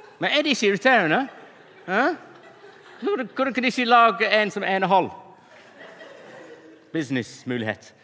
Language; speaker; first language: Norwegian; non-native, fluent; English